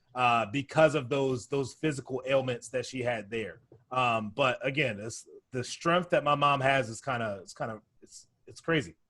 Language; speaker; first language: English; native; English